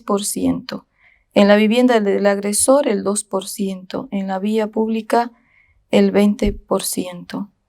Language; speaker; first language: Spanish; native; Spanish